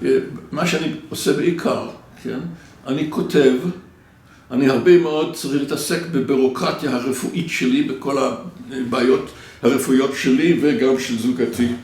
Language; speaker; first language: Hebrew; non-native, fluent; English